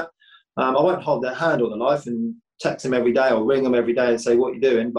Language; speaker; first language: English; native; English